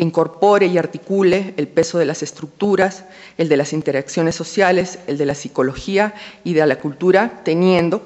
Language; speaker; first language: Spanish; native; Spanish